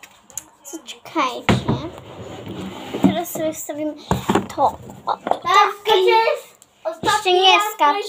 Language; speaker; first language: Polish; native; Polish